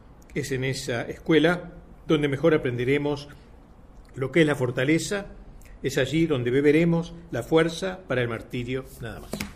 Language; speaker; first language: Spanish; native; Spanish